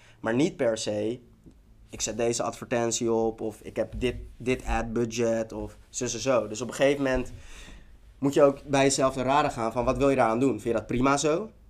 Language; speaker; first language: Dutch; early bilingual, other home language; Tigrinya